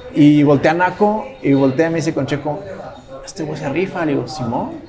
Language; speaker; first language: Spanish; native; Spanish